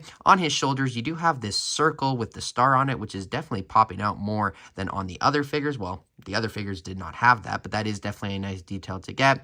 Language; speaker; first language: English; native; English